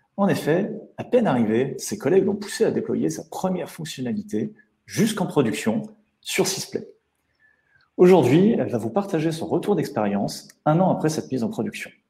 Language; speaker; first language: French; native; French